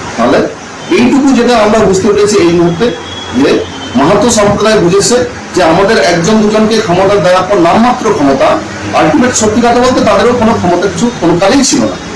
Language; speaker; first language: Bangla; non-native, local second language; Santali